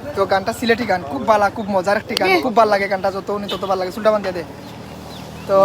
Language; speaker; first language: Bangla; native; Bangla